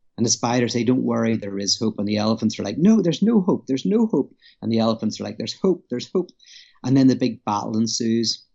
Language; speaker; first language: English; native; English